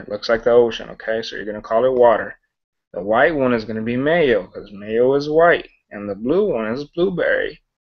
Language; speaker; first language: English; early bilingual, other home language; Spanish